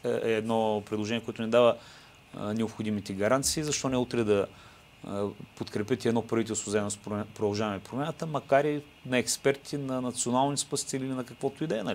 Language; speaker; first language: Bulgarian; native; Bulgarian